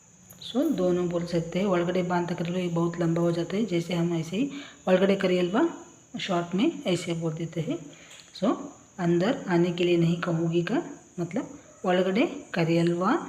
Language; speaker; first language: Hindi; non-native, local second language; Kannada